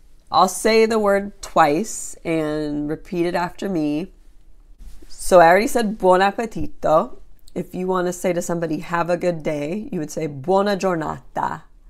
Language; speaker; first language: English; native; English